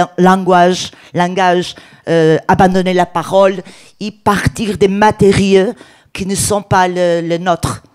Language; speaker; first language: French; non-native, learner; Portuguese